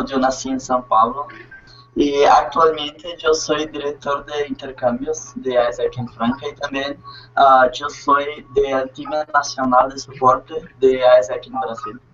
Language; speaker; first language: Spanish; non-native, learner; Portuguese